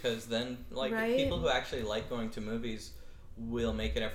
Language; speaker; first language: English; native; English